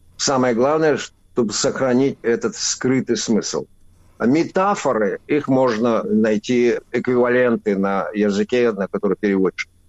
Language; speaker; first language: Russian; non-native, local second language; Avaric